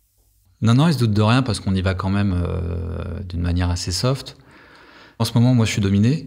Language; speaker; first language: French; native; French